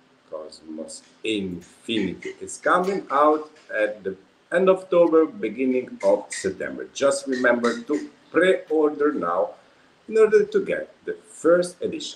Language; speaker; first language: English; non-native, fluent; Italian